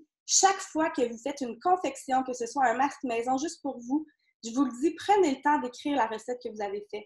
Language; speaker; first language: French; native; French